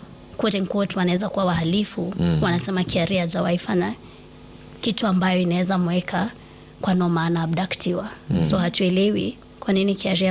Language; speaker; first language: English; non-native, local second language; Swahili